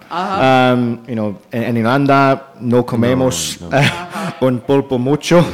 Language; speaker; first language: Spanish; non-native, learner; English